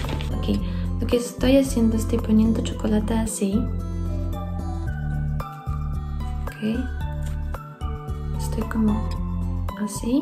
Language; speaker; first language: Spanish; non-native, learner; Polish